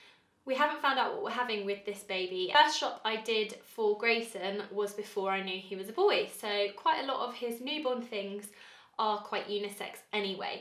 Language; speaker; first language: English; native; English